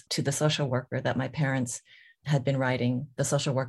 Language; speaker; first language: English; early bilingual, other home language; Korean